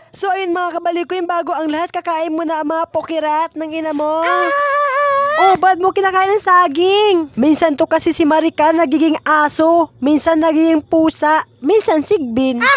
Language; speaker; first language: Filipino; non-native, local second language; Hiligaynon